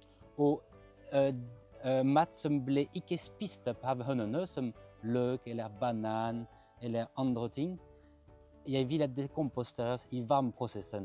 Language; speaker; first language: Norwegian; non-native, fluent; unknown